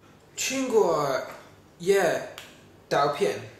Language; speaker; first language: Chinese; non-native, learner; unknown